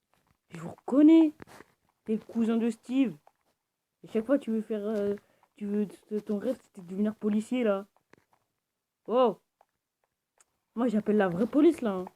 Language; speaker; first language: French; native; French